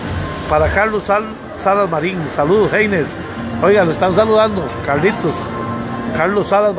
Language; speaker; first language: Spanish; native; Spanish